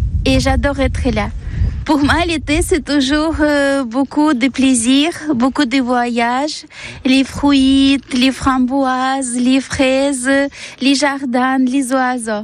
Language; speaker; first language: French; non-native, learner; Ukrainian